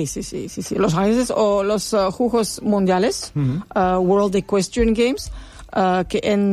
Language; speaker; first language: Spanish; non-native, learner; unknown